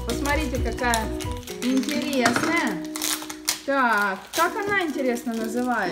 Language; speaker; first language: Russian; native; Russian